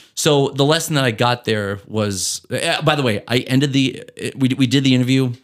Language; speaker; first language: English; native; English